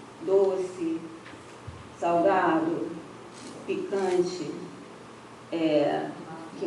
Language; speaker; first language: Portuguese; non-native, fluent; English